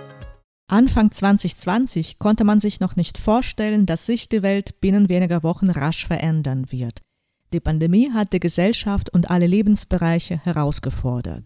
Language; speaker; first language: German; native; German